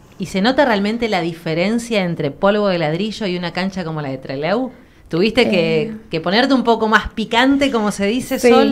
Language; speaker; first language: Spanish; native; Spanish